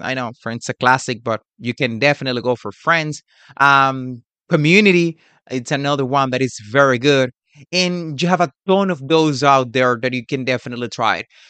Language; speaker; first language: English; non-native, fluent; Spanish